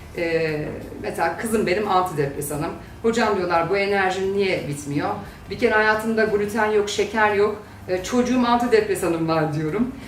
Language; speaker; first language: Turkish; native; Turkish